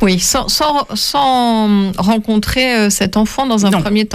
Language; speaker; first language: French; native; French